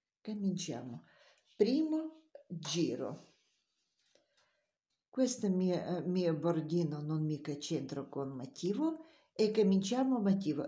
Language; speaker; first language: Italian; non-native, learner; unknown